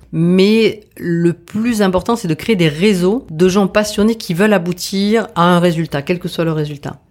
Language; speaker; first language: French; native; French